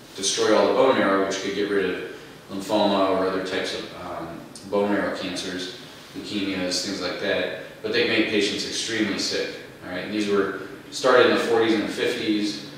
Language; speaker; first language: English; native; English